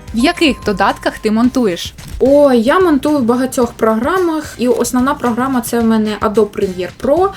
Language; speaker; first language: Ukrainian; non-native, local second language; Russian